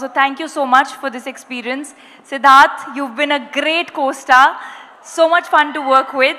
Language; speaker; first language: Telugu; non-native, local second language; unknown